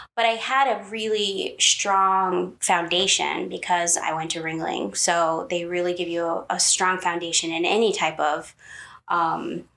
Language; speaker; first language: English; native; English